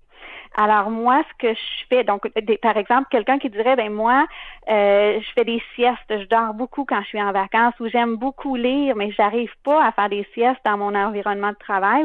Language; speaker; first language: French; native; French